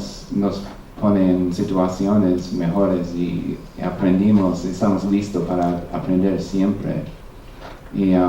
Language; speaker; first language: Spanish; non-native, fluent; English